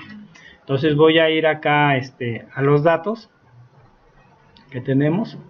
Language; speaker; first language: Spanish; native; Spanish